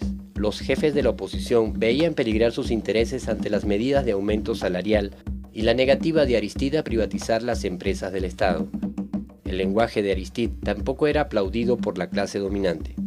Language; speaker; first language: Spanish; native; Spanish